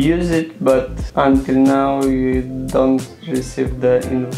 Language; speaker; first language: English; non-native, learner; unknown